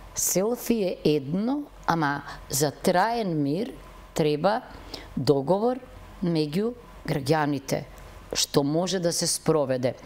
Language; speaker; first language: Macedonian; native; Macedonian